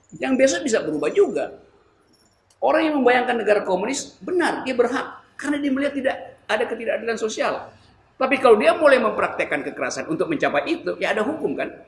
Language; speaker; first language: Indonesian; native; Indonesian